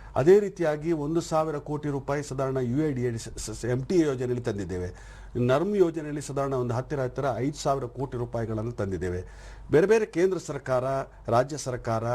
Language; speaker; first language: Kannada; native; Kannada